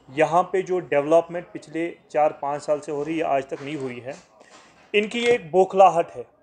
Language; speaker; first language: Hindi; non-native, local second language; Kashmiri